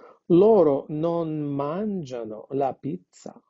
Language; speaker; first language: Italian; non-native, fluent; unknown